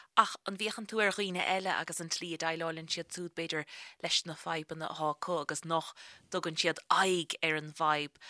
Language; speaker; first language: Irish; native; Irish